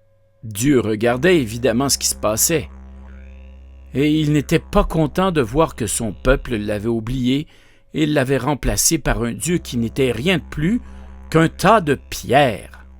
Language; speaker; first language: French; native; French